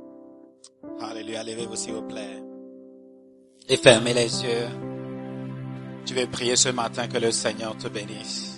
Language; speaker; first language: French; non-native, fluent; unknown